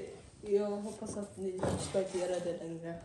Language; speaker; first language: Swedish; early bilingual, other home language; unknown